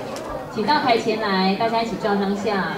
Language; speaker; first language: Chinese; native; Chinese